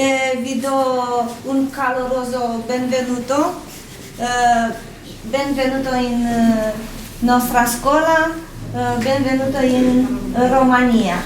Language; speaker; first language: Italian; non-native, fluent; Romanian